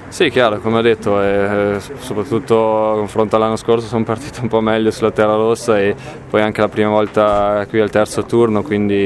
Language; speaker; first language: Italian; non-native, local second language; German